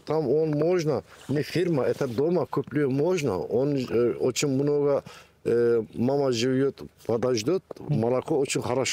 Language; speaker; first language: Russian; non-native, learner; Turkish